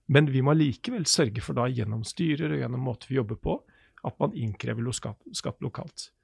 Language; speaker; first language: Norwegian; native; Norwegian